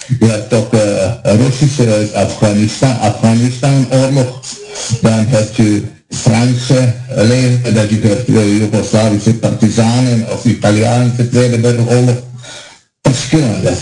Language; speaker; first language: Dutch; non-native, learner; Croatian